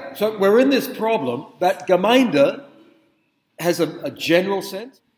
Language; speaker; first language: English; native; English